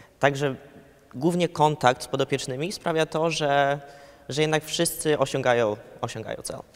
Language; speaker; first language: Polish; early bilingual, heritage; Polish